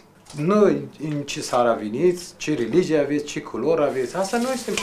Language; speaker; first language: Romanian; non-native, learner; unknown